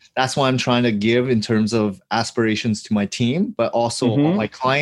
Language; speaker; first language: English; native; English